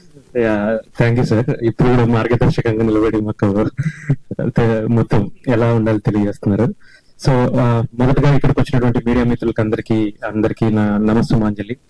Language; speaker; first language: Telugu; native; Telugu